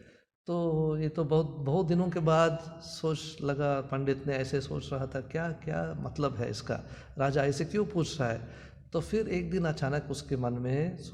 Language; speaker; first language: Hindi; non-native, local second language; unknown